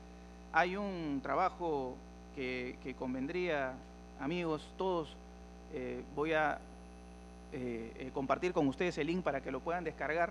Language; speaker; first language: Spanish; native; Spanish